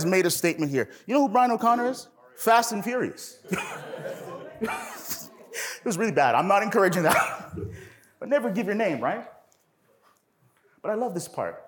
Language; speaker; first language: English; native; English